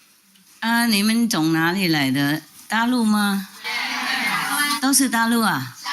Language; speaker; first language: Chinese; non-native, fluent; Vietnamese